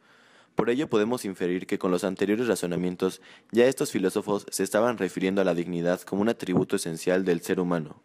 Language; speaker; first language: Spanish; native; Spanish